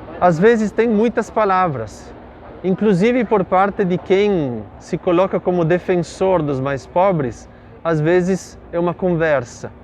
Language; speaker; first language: Portuguese; non-native, fluent; Italian